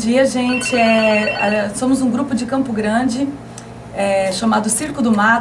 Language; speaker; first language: Portuguese; native; Portuguese